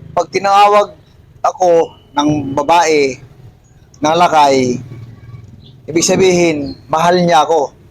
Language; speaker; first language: Filipino; non-native, local second language; Iloko